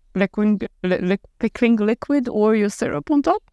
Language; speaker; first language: English; non-native, fluent; Polish